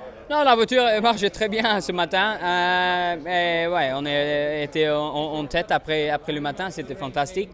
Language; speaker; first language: French; non-native, fluent; Swedish